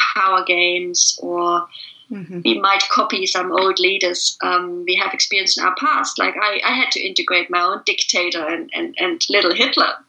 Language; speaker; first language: English; non-native, fluent; German